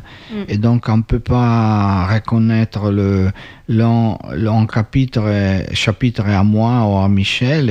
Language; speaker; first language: French; non-native, fluent; Italian